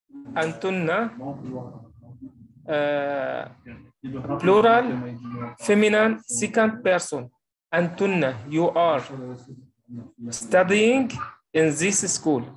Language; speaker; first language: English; non-native, learner; Arabic